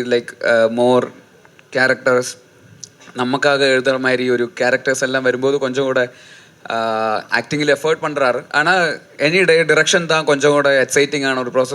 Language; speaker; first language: Tamil; non-native, learner; Malayalam